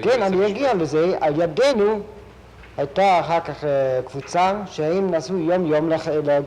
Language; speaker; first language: Hebrew; non-native, fluent; German